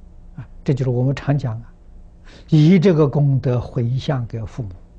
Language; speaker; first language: Chinese; native; Chinese